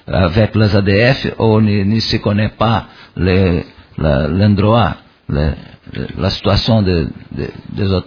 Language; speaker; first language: French; non-native, learner; Portuguese